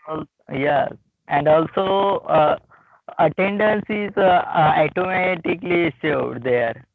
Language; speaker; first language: English; non-native, learner; Marathi